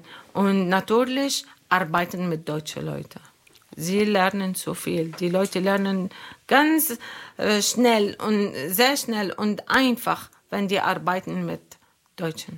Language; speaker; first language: German; non-native, learner; Arabic